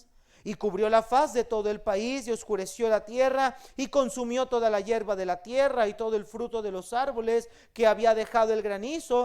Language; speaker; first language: Spanish; native; Spanish